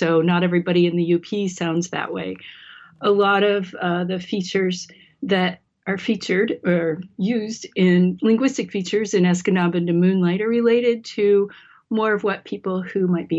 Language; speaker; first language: English; native; English